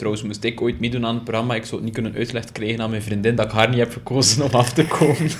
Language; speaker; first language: Dutch; native; Dutch